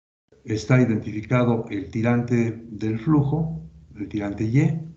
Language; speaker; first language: Spanish; native; Spanish